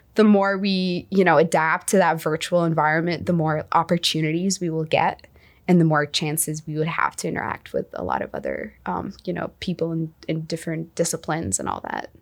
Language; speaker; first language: English; non-native, fluent; Arabic